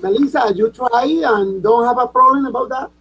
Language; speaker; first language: English; non-native, learner; Spanish